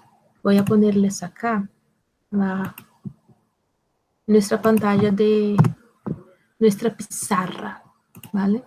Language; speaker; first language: Spanish; non-native, fluent; Portuguese